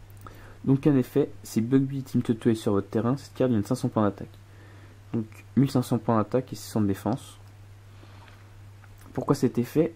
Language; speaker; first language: French; native; French